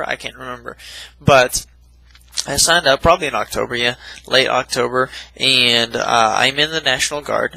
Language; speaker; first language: English; native; English